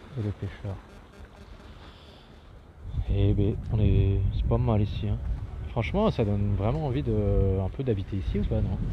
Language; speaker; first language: French; native; French